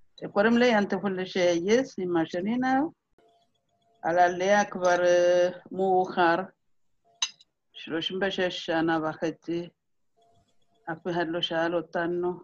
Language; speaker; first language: Hebrew; non-native, fluent; Amharic